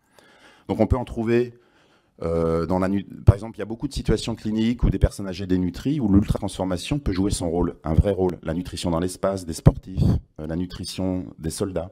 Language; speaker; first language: French; native; French